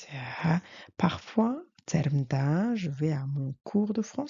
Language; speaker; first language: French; non-native, fluent; Mongolian